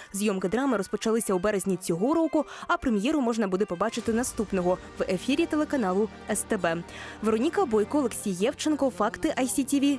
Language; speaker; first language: Ukrainian; native; Ukrainian